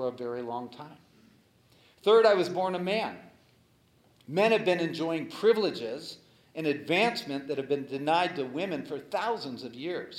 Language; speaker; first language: English; native; English